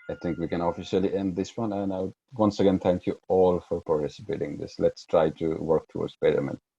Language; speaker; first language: English; non-native, local second language; Nepali